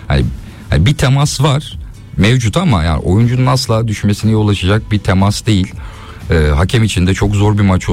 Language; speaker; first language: Turkish; native; Turkish